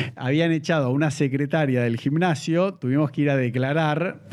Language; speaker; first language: Spanish; native; Spanish